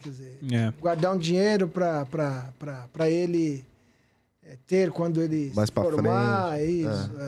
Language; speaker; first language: Portuguese; native; Portuguese